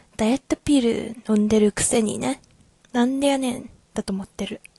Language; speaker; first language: Japanese; non-native, learner; Chinese